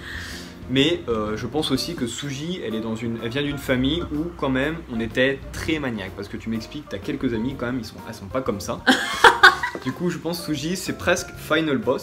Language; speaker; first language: French; native; French